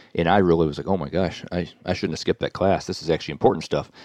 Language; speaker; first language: English; native; English